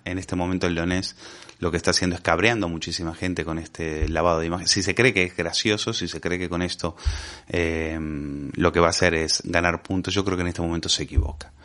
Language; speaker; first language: Spanish; native; Spanish